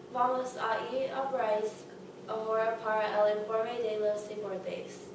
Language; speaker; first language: Spanish; non-native, learner; English